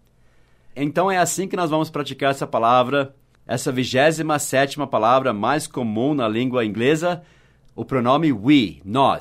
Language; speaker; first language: Portuguese; non-native, fluent; English